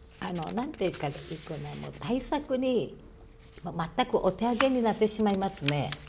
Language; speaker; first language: Japanese; native; Japanese